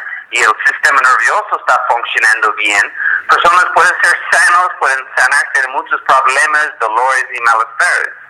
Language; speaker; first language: Spanish; non-native, fluent; English